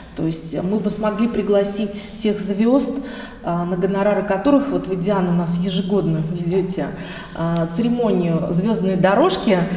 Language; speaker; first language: Russian; native; Russian